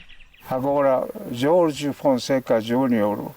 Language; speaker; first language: Portuguese; non-native, fluent; Japanese